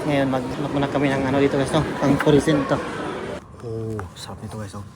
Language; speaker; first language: Filipino; native; Filipino